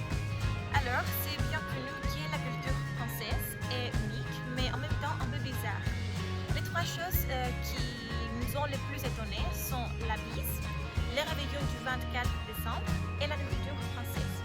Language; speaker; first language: French; non-native, learner; Greek